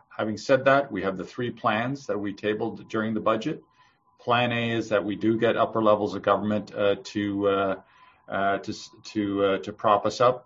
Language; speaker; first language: English; native; English